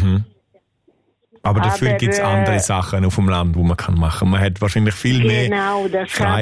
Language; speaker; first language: German; native; German